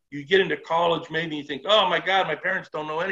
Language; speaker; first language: English; native; English